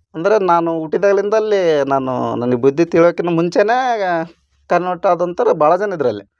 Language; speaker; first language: Kannada; native; Kannada